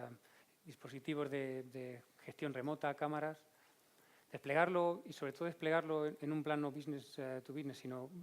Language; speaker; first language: Spanish; native; Spanish